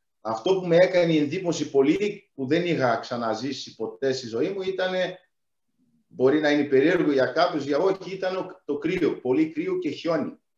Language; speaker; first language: Greek; non-native, fluent; Portuguese